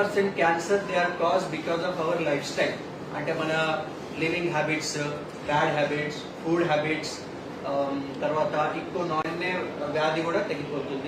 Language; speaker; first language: Telugu; non-native, fluent; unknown